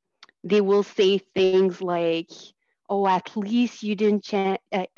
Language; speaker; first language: English; non-native, fluent; French